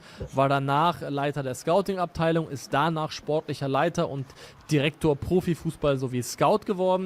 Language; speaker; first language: German; native; German